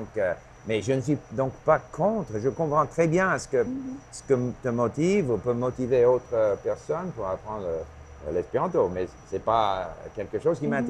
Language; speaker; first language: French; non-native, local second language; English